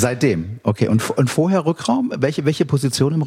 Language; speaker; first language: German; native; German